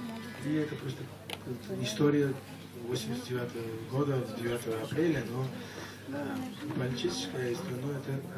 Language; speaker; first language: Russian; non-native, local second language; Georgian